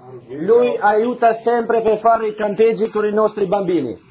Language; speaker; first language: Italian; non-native, fluent; Albanian